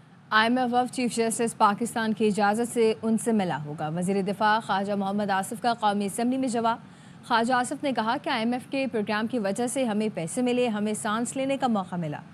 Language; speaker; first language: Urdu; native; Urdu